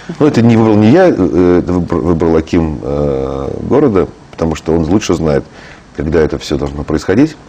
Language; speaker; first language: Russian; native; Russian